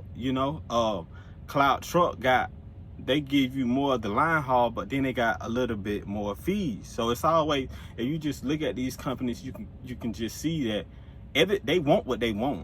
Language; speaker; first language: English; native; English